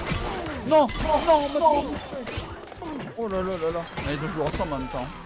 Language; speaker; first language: French; native; French